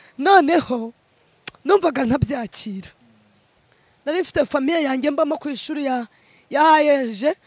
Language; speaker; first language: Kinyarwanda; early bilingual, other home language; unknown